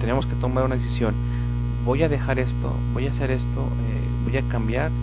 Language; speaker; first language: Spanish; native; Spanish